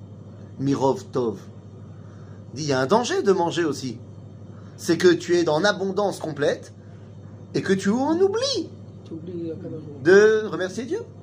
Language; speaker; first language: French; native; French